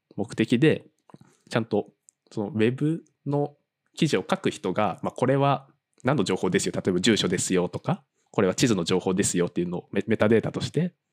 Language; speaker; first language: Japanese; native; Japanese